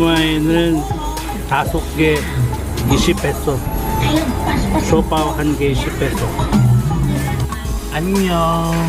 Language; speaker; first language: Korean; non-native, learner; Cebuano